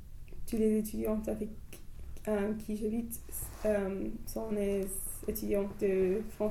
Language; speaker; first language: French; non-native, learner; English